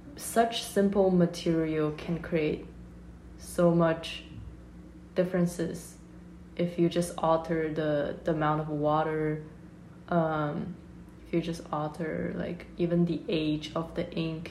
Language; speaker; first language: English; non-native, local second language; Cantonese